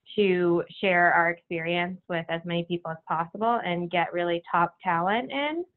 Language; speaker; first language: English; native; English